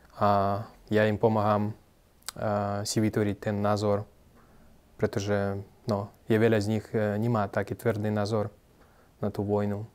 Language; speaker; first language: Slovak; non-native, fluent; Russian